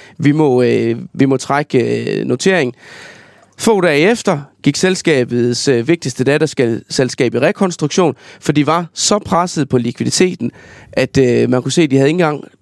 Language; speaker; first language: Danish; native; Danish